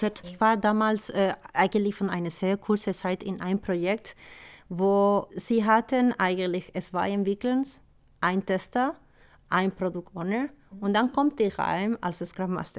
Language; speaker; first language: German; non-native, fluent; Spanish